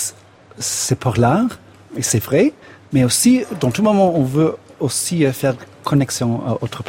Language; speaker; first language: French; non-native, fluent; English